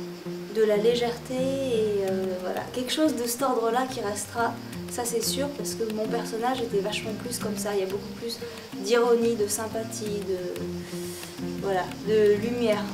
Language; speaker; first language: French; native; French